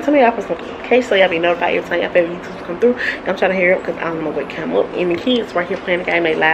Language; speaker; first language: English; native; English